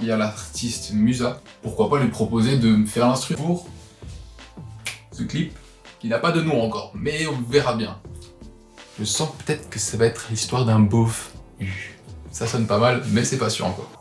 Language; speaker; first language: French; native; French